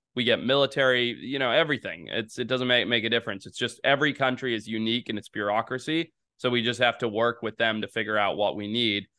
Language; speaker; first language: English; native; English